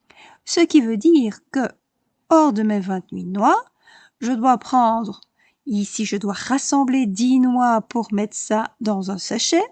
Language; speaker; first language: French; native; French